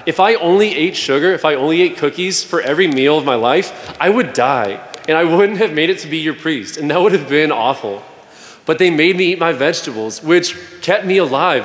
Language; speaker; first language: English; native; English